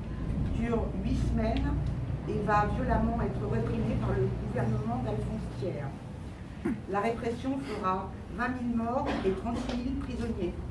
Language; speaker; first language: French; native; French